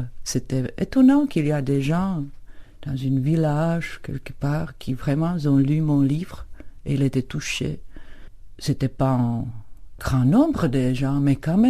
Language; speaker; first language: French; non-native, fluent; Czech